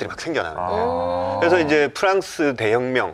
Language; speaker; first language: Korean; native; Korean